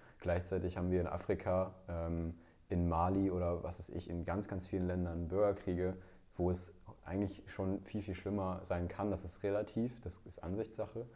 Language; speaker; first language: German; native; German